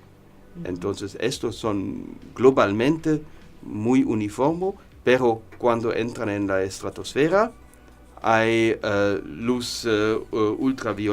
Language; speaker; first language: Spanish; non-native, learner; German